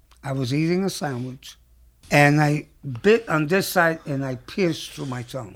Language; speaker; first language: English; early bilingual, other home language; Spanish